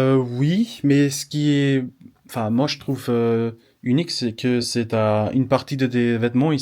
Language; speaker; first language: French; non-native, fluent; English